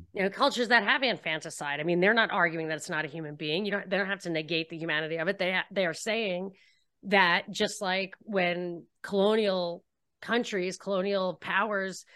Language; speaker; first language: English; native; English